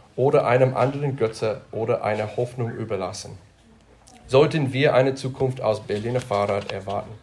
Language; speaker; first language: German; non-native, fluent; English